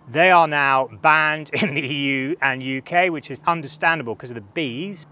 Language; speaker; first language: English; native; English